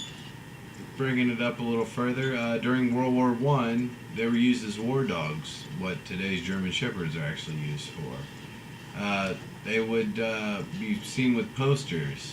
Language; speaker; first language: English; native; English